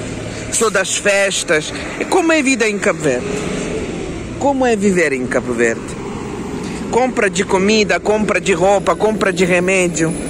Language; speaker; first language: Portuguese; non-native, learner; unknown